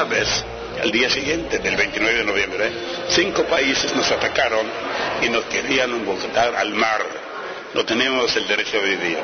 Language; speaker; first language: Spanish; non-native, fluent; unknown